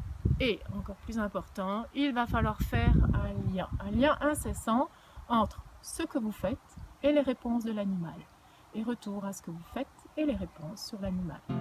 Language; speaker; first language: French; native; French